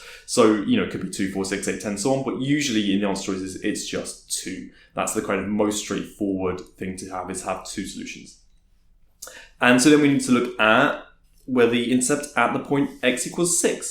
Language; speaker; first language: English; native; English